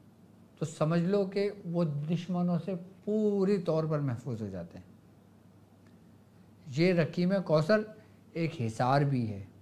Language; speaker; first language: Urdu; native; Urdu